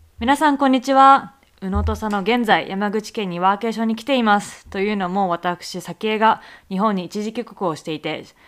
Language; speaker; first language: Japanese; native; Japanese